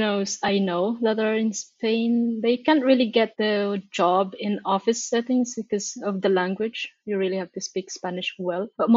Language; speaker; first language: English; non-native, local second language; Filipino